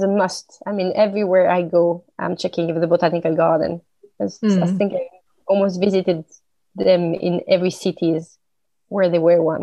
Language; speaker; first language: English; non-native, fluent; French